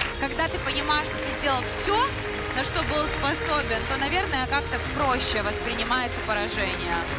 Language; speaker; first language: Russian; native; Russian